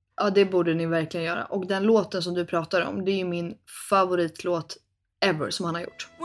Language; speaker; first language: Swedish; native; Swedish